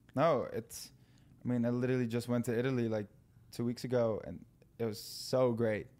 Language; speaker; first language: English; non-native, fluent; Dutch